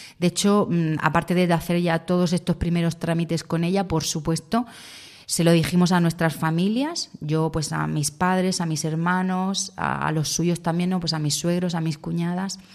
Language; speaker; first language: Spanish; native; Spanish